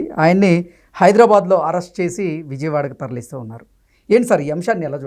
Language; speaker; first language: Telugu; native; Telugu